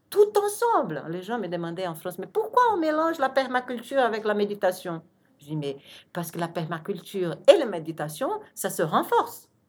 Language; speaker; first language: French; non-native, fluent; Portuguese